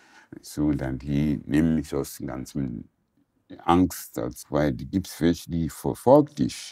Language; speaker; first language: German; non-native, local second language; Portuguese